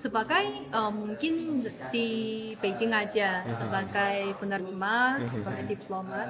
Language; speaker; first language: Indonesian; non-native, fluent; Chinese